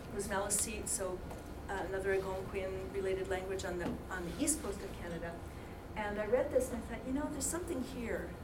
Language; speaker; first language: English; native; English